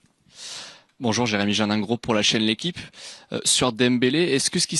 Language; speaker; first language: French; native; French